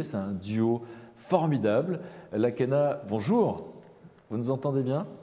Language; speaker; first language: French; native; French